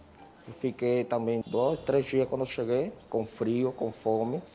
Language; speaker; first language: Portuguese; non-native, fluent; Spanish